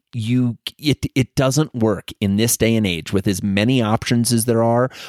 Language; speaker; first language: English; native; English